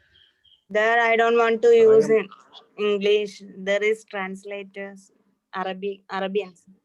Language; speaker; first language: English; non-native, learner; Malayalam